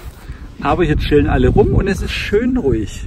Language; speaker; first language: German; native; German